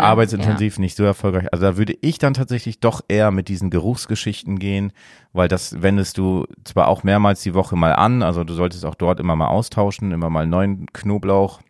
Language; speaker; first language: German; native; German